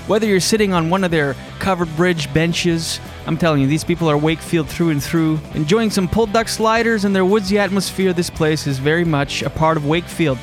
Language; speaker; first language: English; early bilingual, other home language; French